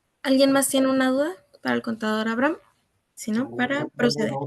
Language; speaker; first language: Spanish; native; Spanish